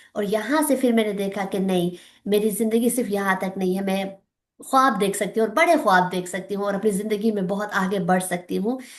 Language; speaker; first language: Urdu; non-native, local second language; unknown